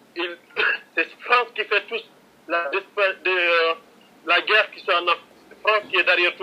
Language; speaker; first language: French; non-native, local second language; Wolof